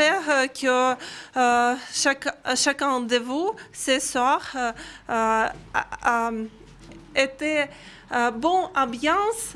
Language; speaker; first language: French; non-native, learner; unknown